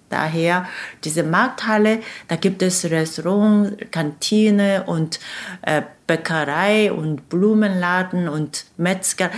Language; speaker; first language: German; non-native, fluent; Korean